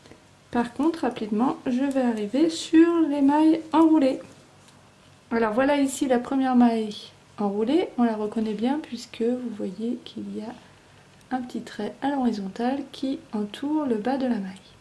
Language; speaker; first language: French; native; French